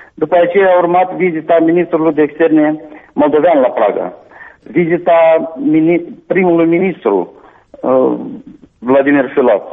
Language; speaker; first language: Romanian; native; Romanian